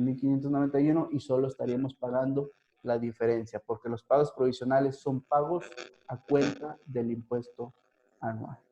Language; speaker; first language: Spanish; native; Spanish